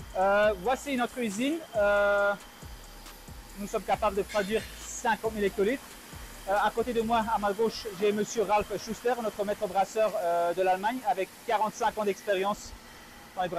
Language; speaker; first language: French; non-native, local second language; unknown